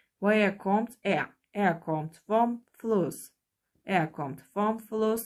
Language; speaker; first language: German; non-native, fluent; Turkish